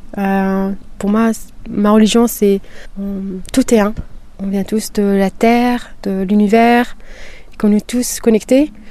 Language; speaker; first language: French; non-native, local second language; Kabyle